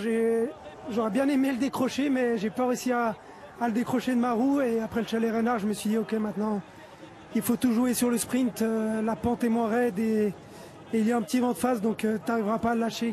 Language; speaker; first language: French; native; French